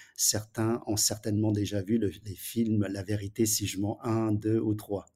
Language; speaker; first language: French; early bilingual, other home language; Wu Chinese